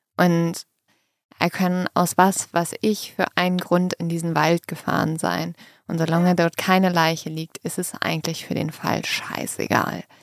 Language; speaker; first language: German; native; German